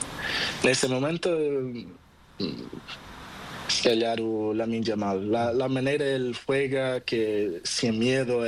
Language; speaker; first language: Spanish; non-native, learner; Portuguese